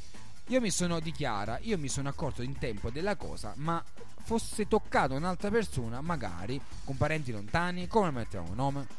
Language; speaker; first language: Italian; native; Italian